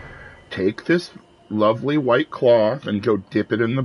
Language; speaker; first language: English; native; English